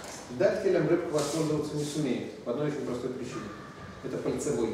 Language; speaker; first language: Russian; native; Russian